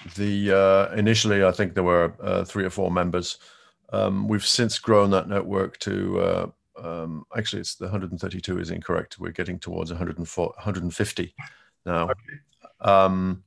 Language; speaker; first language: English; native; English